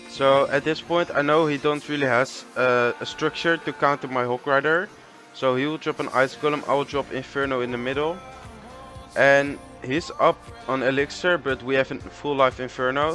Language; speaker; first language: English; non-native, fluent; Dutch